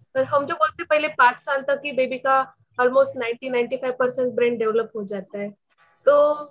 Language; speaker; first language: Hindi; non-native, local second language; Marathi